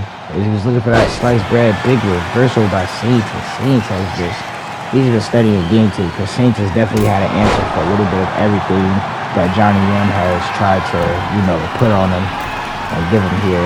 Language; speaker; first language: English; native; English